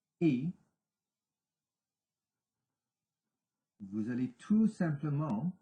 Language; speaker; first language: French; non-native, local second language; English